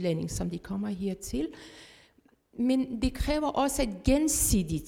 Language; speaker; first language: Danish; non-native, fluent; Persian